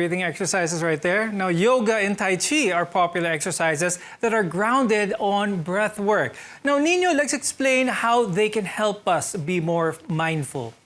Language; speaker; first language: English; non-native, local second language; Filipino